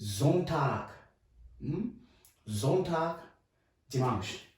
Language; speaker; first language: German; non-native, fluent; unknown